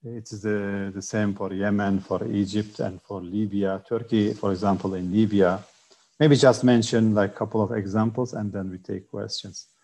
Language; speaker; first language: English; non-native, fluent; Turkish